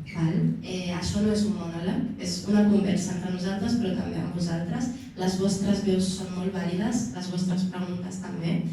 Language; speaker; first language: Catalan; early bilingual, other home language; Arabic